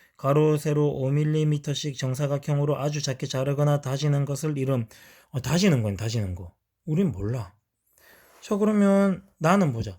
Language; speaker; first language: Korean; native; Korean